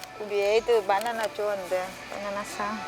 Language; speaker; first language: Korean; non-native, learner; Vietnamese